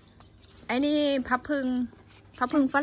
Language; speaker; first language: Thai; native; Thai